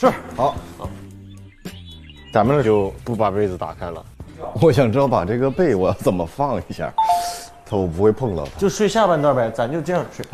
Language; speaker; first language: Chinese; native; Chinese